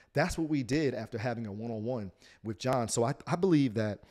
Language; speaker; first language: English; native; English